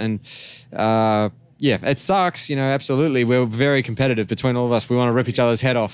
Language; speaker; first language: English; native; English